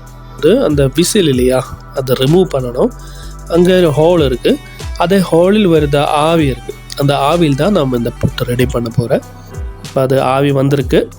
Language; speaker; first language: Tamil; non-native, learner; Malayalam